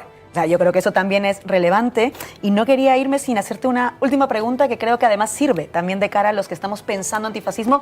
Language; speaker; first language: Spanish; native; Spanish